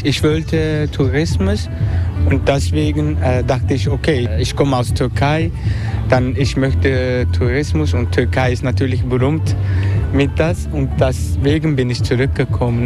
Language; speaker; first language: German; non-native, fluent; Turkish